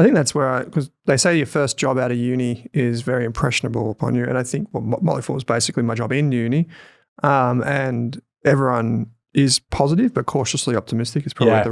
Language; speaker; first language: English; native; English